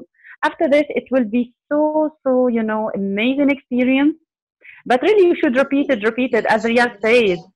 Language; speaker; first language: English; non-native, learner; Arabic